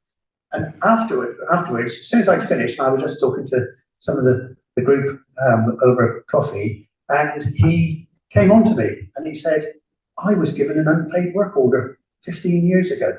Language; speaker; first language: English; native; English